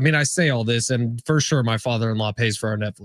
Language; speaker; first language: English; native; English